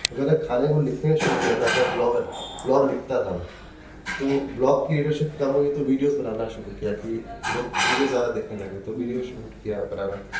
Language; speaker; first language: Hindi; native; Hindi